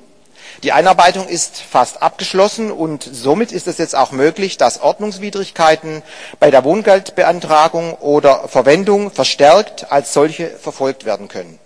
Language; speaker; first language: German; native; German